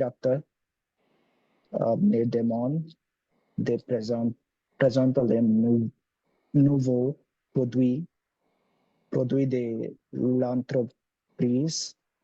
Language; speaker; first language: French; non-native, learner; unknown